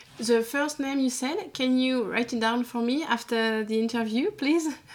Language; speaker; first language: English; non-native, learner; French